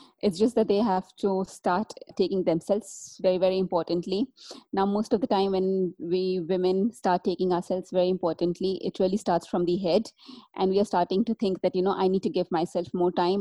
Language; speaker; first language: English; non-native, local second language; Hindi